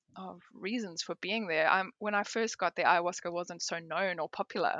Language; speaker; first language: English; native; English